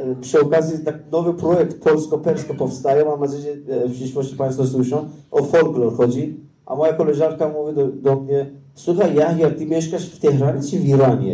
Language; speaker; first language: Polish; non-native, learner; Persian